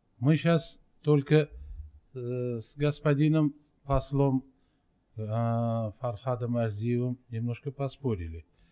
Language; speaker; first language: Russian; non-native, local second language; Uzbek